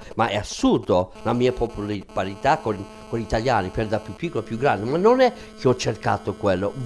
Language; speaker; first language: Italian; non-native, fluent; English